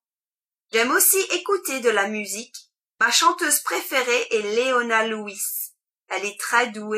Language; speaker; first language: French; non-native, learner; English